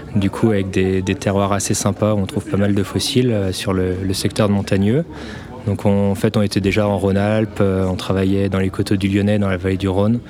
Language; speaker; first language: French; native; French